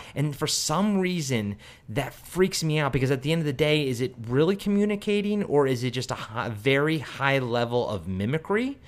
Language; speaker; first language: English; native; English